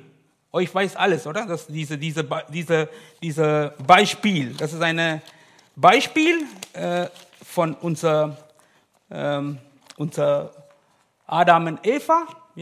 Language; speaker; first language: German; non-native, learner; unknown